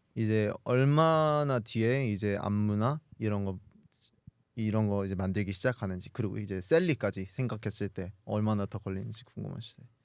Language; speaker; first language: Korean; early bilingual, other home language; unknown